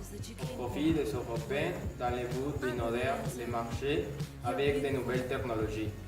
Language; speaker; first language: French; non-native, learner; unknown